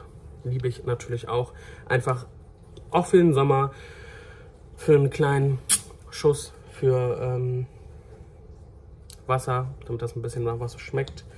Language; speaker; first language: German; native; German